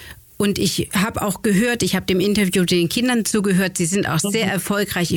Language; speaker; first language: German; native; German